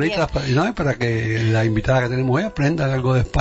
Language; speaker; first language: Spanish; native; Spanish